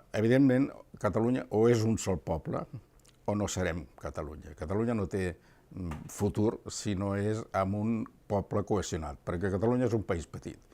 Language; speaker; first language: Catalan; early bilingual, other home language; Spanish